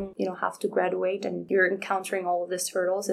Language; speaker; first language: English; non-native, fluent; Spanish